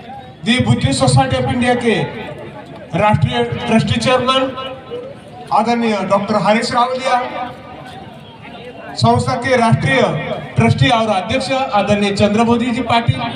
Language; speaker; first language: Hindi; native; Hindi